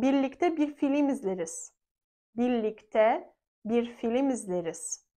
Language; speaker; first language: Turkish; non-native, fluent; Russian